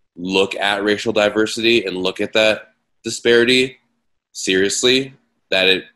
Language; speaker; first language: English; native; English